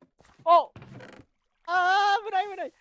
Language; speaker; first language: Japanese; non-native, learner; English